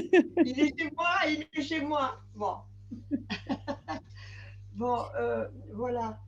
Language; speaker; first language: French; non-native, fluent; Spanish